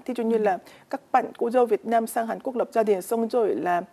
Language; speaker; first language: Vietnamese; non-native, fluent; Korean